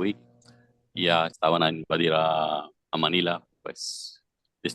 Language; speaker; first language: Spanish; non-native, fluent; Filipino